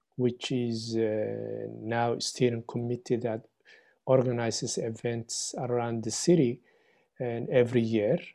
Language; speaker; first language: English; non-native, fluent; Somali